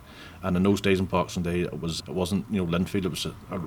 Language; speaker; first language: English; native; English